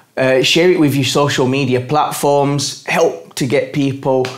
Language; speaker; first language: English; native; English